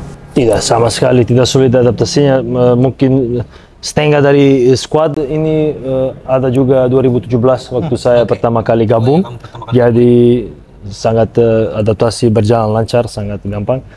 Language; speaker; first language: Indonesian; non-native, fluent; Serbian